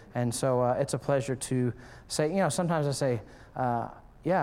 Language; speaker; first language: English; native; English